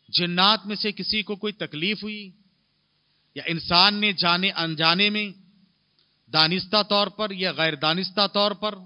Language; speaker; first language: Urdu; native; Urdu